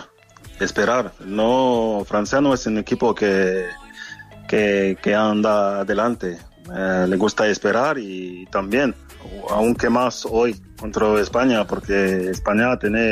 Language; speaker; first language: Spanish; non-native, fluent; French